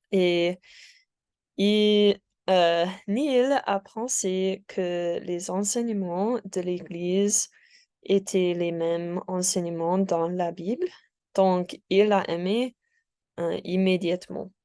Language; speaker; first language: French; non-native, learner; English